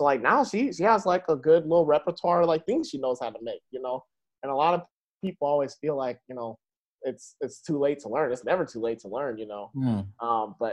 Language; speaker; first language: English; native; English